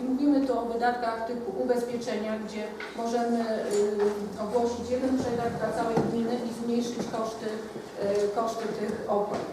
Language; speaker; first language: Polish; native; Polish